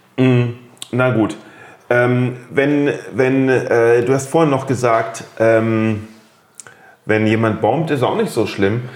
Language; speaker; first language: German; native; German